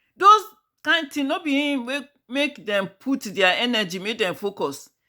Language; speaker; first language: Nigerian Pidgin; native; Nigerian Pidgin